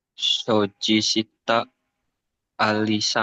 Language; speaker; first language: Japanese; non-native, learner; Indonesian